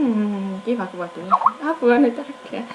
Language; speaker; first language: Finnish; native; Finnish